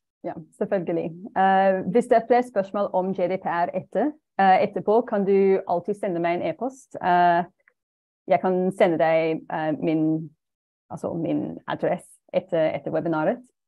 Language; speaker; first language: Norwegian; non-native, fluent; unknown